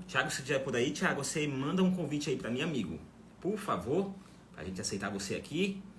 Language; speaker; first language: Portuguese; native; Portuguese